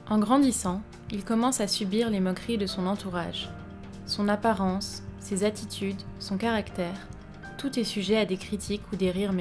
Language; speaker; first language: French; native; French